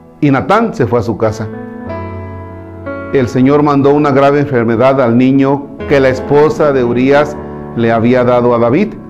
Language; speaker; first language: Spanish; native; Spanish